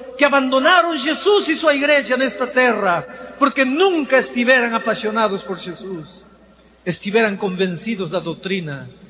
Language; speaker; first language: Portuguese; non-native, fluent; Spanish